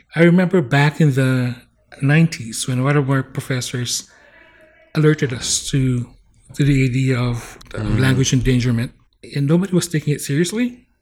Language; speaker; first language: English; non-native, local second language; Bikol